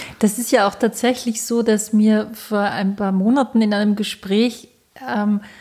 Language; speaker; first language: German; native; German